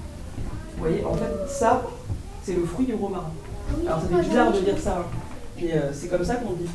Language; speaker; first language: French; native; French